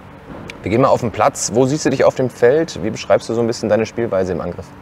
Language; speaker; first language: German; native; German